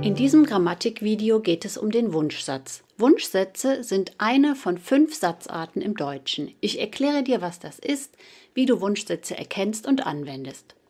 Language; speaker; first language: German; native; German